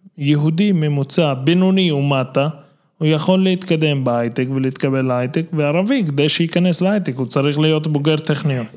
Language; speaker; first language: Hebrew; non-native, local second language; Arabic